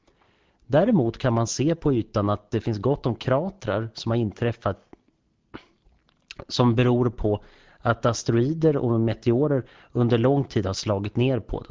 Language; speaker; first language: Swedish; native; Swedish